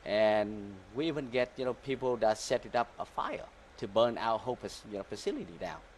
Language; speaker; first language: English; early bilingual, other home language; Vietnamese